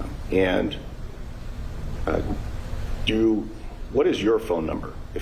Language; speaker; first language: English; native; English